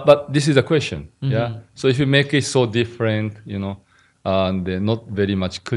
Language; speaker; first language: English; non-native, learner; Japanese